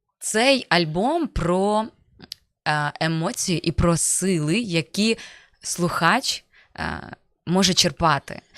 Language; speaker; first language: Ukrainian; native; Ukrainian